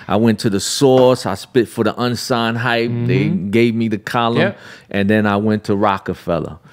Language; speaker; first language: English; native; English